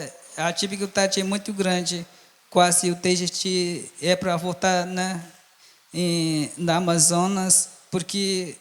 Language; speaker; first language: Portuguese; non-native, local second language; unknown